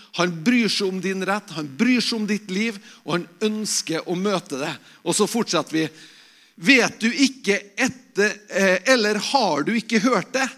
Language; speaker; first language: Norwegian; native; Norwegian